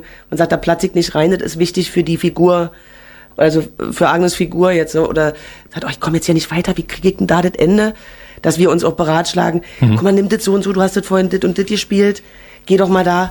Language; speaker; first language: German; native; German